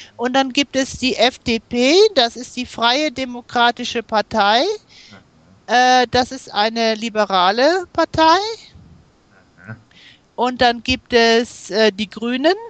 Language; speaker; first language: German; native; German